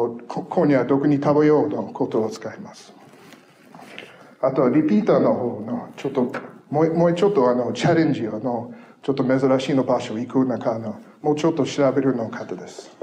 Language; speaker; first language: Japanese; non-native, fluent; English